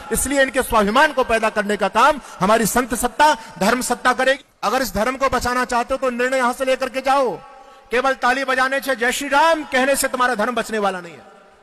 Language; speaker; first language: Hindi; native; Hindi